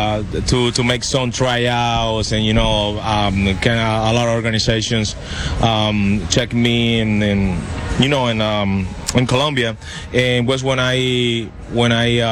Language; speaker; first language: English; non-native, learner; Spanish